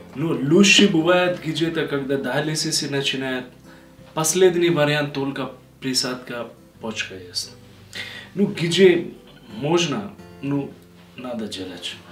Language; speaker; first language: Russian; non-native, learner; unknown